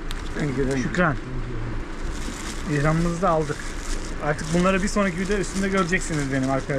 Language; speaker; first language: Turkish; native; Turkish